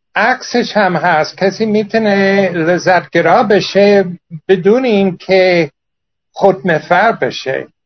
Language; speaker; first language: Persian; non-native, fluent; English